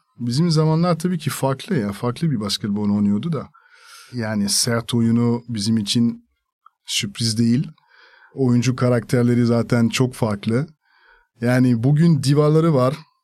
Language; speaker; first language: Turkish; non-native, fluent; French